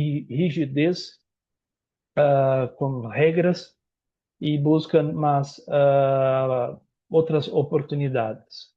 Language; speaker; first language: Spanish; non-native, learner; Portuguese